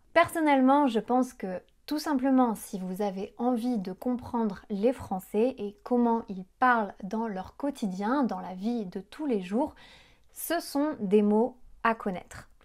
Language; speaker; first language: French; native; French